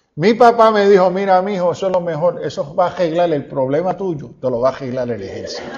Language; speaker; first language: Spanish; early bilingual, heritage; Spanish